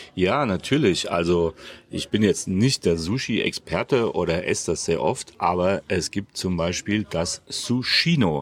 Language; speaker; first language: German; native; German